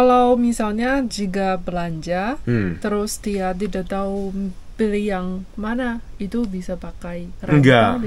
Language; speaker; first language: Indonesian; non-native, fluent; Chinese